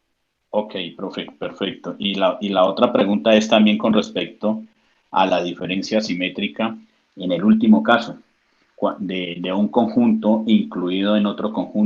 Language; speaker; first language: Spanish; native; Spanish